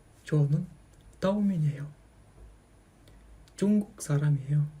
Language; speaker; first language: Korean; non-native, fluent; Kazakh